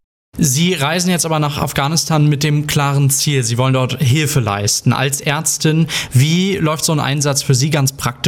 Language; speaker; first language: German; native; German